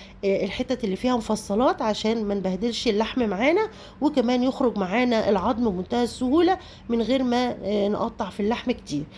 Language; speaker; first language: Arabic; native; Arabic